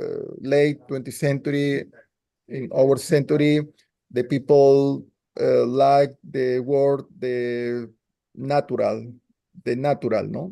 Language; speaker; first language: English; non-native, learner; Spanish